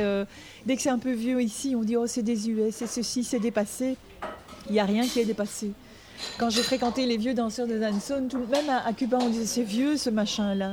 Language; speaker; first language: French; native; French